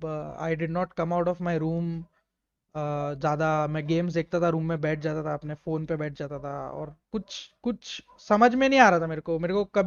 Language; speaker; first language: Hindi; native; Hindi